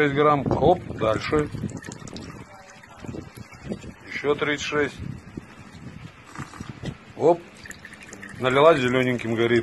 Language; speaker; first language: Russian; native; Russian